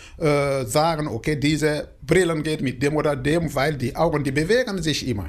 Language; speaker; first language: German; non-native, learner; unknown